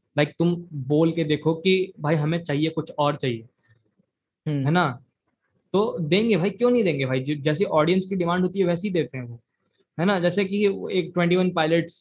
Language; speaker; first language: Hindi; native; Hindi